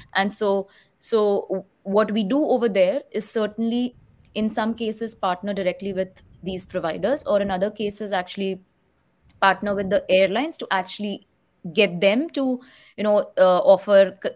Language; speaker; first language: English; non-native, local second language; Hindi